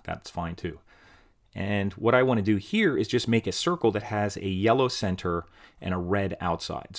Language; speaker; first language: English; native; English